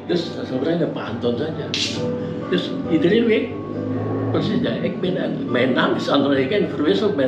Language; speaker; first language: Dutch; early bilingual, heritage; Dutch